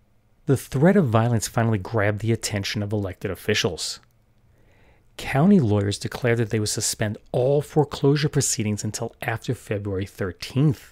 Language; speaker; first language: English; native; English